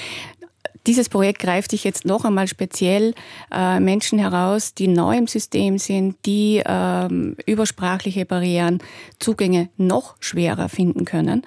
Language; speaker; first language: German; native; German